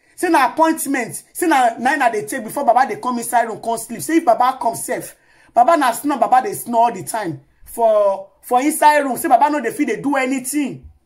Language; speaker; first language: Nigerian Pidgin; non-native, local second language; Yoruba